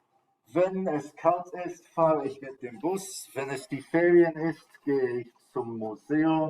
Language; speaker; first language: German; non-native, fluent; English